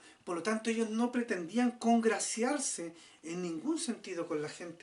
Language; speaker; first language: Spanish; native; Spanish